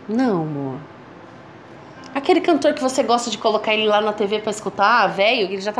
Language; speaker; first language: Portuguese; native; Portuguese